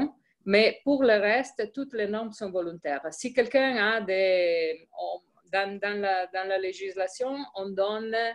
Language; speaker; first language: French; non-native, fluent; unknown